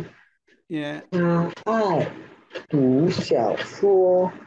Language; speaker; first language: Chinese; non-native, learner; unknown